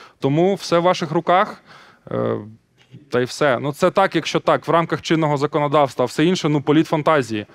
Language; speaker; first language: Ukrainian; non-native, local second language; Russian